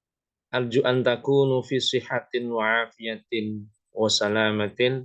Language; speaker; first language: Arabic; non-native, fluent; Indonesian